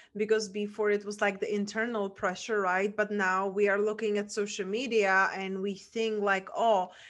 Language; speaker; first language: English; non-native, fluent; Czech